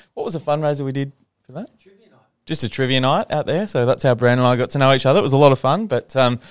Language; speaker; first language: English; native; English